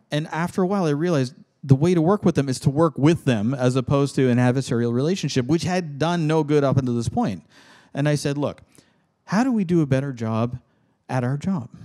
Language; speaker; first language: English; native; English